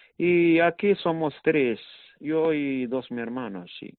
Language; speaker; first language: Spanish; non-native, learner; Arabic